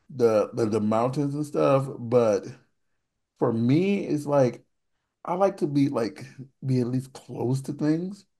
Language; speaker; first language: English; native; English